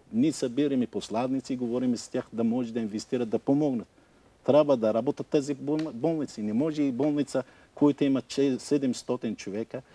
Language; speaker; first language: Bulgarian; non-native, learner; Arabic